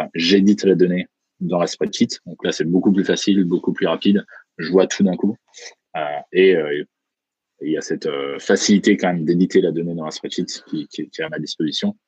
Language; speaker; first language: French; native; French